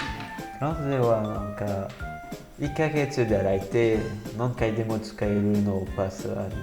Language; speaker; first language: Japanese; non-native, learner; French